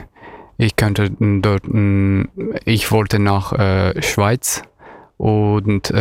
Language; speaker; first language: German; non-native, fluent; Persian